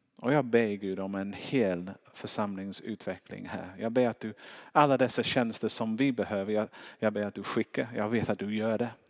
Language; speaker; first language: Swedish; non-native, fluent; English